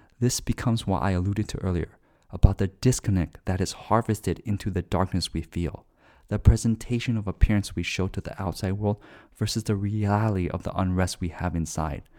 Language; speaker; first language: English; native; English